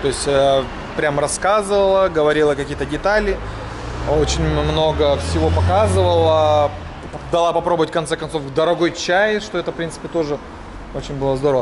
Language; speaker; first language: Russian; native; Russian